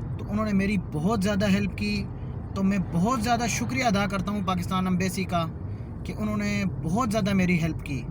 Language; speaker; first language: Urdu; non-native, local second language; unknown